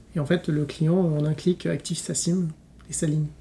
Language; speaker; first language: French; native; French